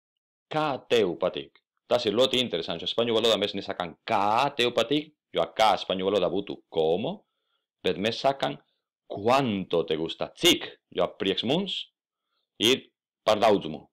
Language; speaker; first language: Latvian; non-native, fluent; Spanish